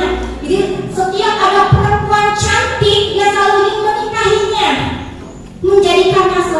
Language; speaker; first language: Indonesian; non-native, local second language; Sundanese